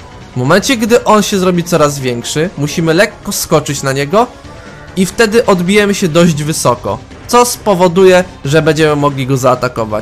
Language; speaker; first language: Polish; native; Polish